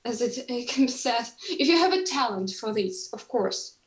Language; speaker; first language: English; non-native, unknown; Russian